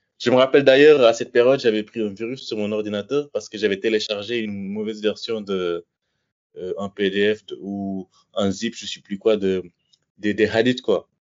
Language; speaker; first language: French; non-native, local second language; Wolof